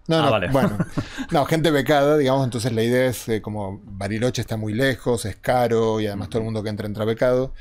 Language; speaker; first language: Spanish; native; Spanish